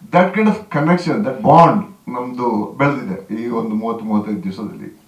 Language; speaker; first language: Kannada; non-native, local second language; Kodava